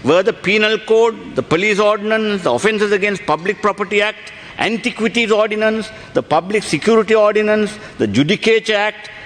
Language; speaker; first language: English; non-native, local second language; Sinhala